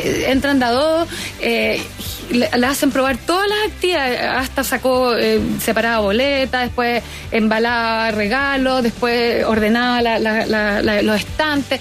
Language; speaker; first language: Spanish; native; Spanish